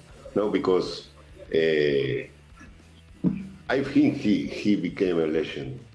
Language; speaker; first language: English; non-native, learner; Spanish